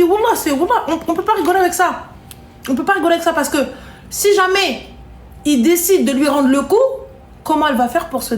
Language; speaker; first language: French; native; French